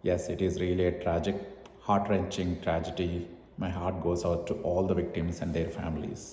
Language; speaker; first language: English; non-native, local second language; Telugu